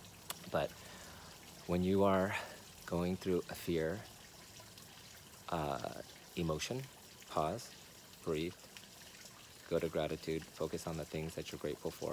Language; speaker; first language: English; native; English